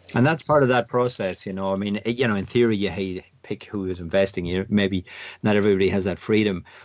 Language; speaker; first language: English; native; English